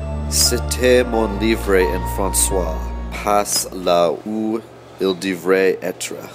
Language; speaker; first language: French; non-native, learner; English